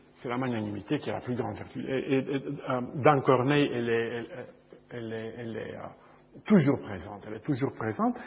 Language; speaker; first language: French; non-native, fluent; Romanian